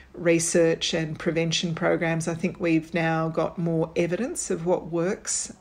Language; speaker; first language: English; native; English